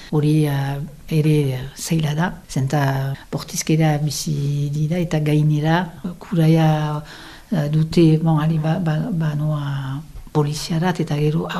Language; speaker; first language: Basque; non-native, local second language; French